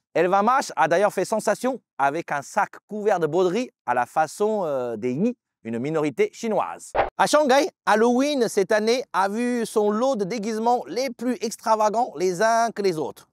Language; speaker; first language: French; native; French